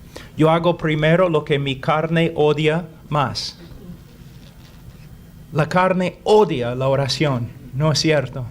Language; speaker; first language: Spanish; non-native, fluent; English